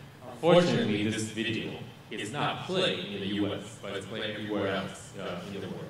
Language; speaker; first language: English; non-native, fluent; Chinese